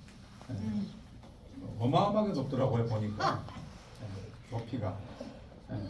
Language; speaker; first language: Korean; native; Korean